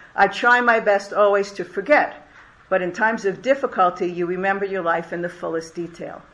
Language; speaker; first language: English; native; English